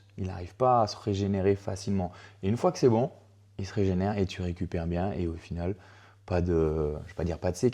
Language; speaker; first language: French; native; French